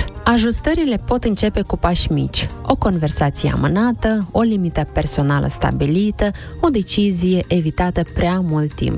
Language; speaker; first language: Romanian; native; Romanian